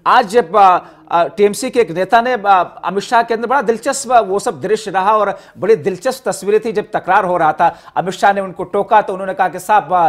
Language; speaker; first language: Hindi; native; Hindi